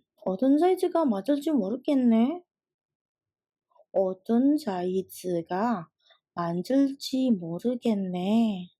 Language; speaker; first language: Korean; non-native, fluent; Indonesian